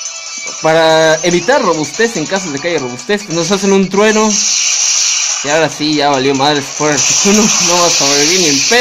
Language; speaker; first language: Spanish; native; Spanish